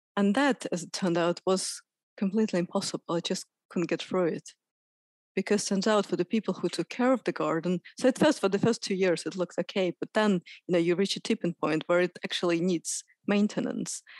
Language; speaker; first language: English; non-native, fluent; Russian